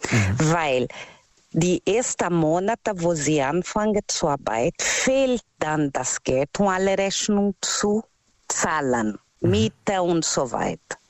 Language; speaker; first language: German; non-native, learner; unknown